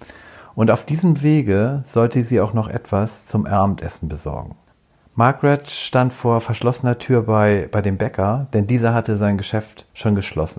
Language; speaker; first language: German; native; German